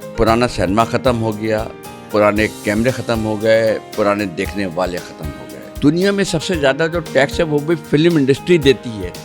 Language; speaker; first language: Urdu; native; Urdu